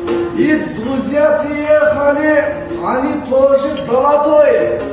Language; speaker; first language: Russian; non-native, local second language; Kyrgyz